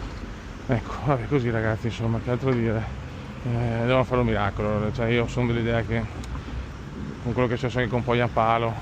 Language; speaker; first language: Italian; native; Italian